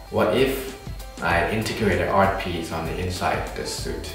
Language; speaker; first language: English; non-native, fluent; Thai